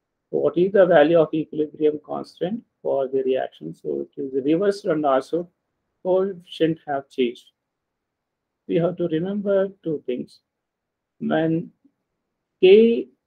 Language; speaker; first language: English; non-native, local second language; Kannada